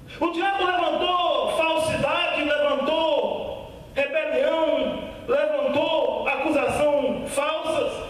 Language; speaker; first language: Portuguese; native; Portuguese